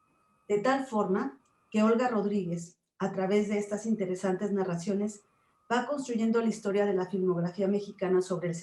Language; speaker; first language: Spanish; native; Spanish